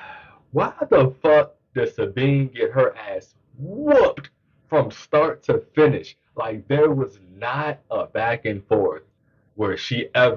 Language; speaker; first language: English; native; English